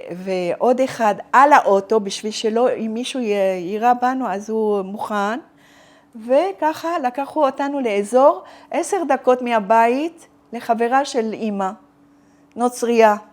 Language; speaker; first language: Hebrew; non-native, fluent; Arabic